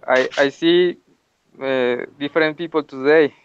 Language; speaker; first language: English; non-native, learner; Spanish